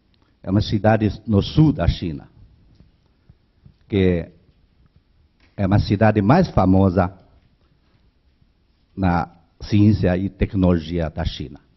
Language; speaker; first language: Portuguese; non-native, learner; Chinese